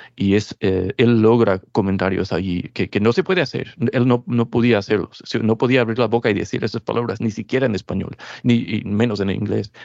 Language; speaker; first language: Spanish; non-native, fluent; English